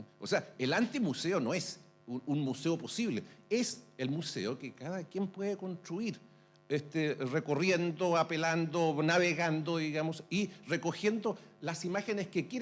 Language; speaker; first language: Spanish; native; Spanish